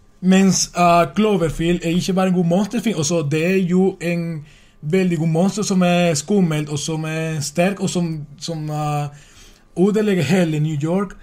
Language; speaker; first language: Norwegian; non-native, learner; Swedish